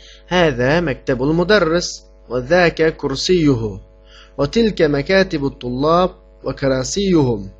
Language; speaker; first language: Arabic; non-native, fluent; Uyghur